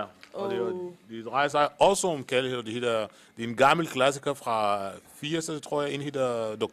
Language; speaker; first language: Danish; non-native, fluent; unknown